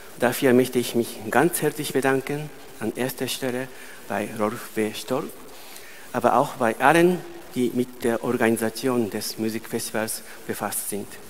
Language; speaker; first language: German; non-native, fluent; Japanese